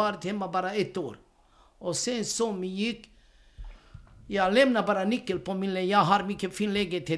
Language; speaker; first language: Swedish; non-native, learner; Romany